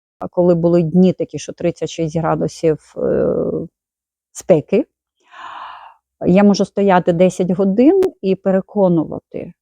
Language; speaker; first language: Ukrainian; non-native, local second language; Russian